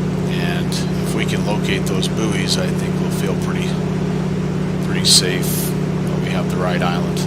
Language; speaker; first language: English; native; English